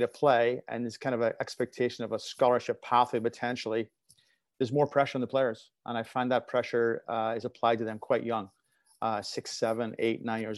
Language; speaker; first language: English; native; English